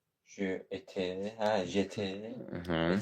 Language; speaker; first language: French; non-native, learner; Azerbaijani